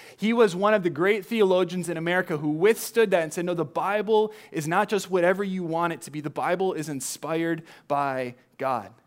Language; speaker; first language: English; native; English